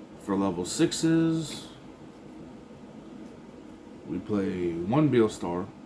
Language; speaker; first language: English; native; English